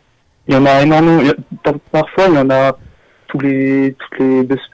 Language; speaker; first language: French; early bilingual, other home language; Armenian